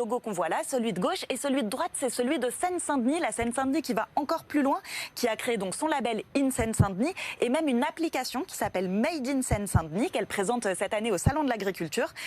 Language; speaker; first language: French; native; French